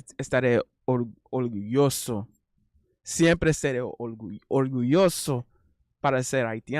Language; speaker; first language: Spanish; non-native, learner; English